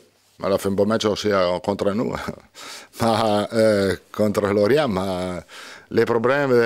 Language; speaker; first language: French; non-native, learner; Italian